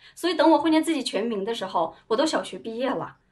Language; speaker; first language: Chinese; non-native, local second language; Uyghur